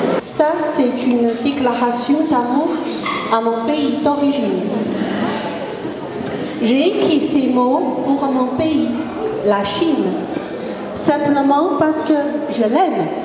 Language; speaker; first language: French; non-native, fluent; Chinese